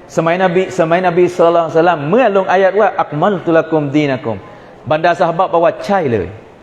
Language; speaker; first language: Thai; non-native, local second language; Malay